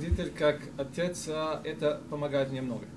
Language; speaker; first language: Russian; non-native, learner; Ukrainian